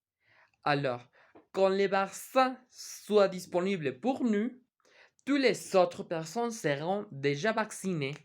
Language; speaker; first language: French; non-native, learner; Spanish